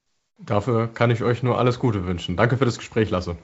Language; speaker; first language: German; native; German